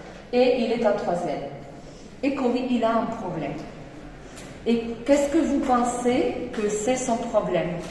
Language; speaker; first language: French; non-native, fluent; Spanish